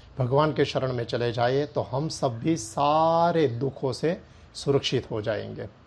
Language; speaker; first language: Hindi; non-native, local second language; Gujarati